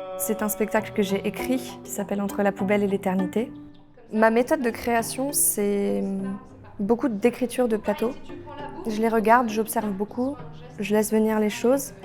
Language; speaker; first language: French; early bilingual, other home language; Polish